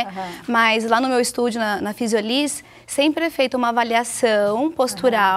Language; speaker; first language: Portuguese; native; Portuguese